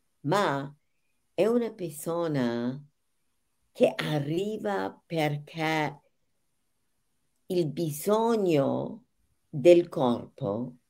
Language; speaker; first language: Italian; non-native, fluent; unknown